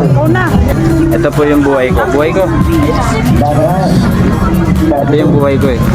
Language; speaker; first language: Filipino; non-native, local second language; Maranao